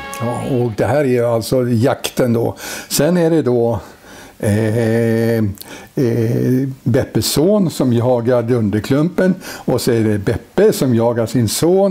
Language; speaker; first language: Swedish; native; Swedish